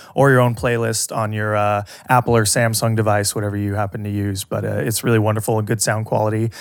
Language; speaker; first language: English; native; English